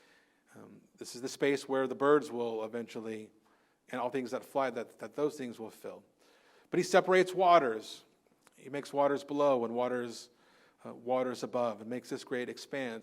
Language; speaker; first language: English; native; English